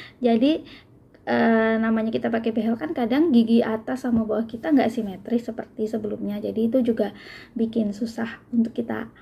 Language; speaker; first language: Indonesian; native; Indonesian